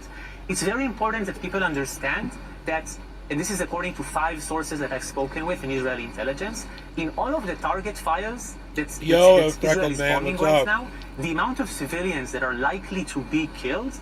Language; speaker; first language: English; non-native, fluent; Hebrew